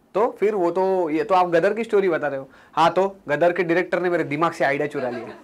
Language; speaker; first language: Hindi; non-native, local second language; Marathi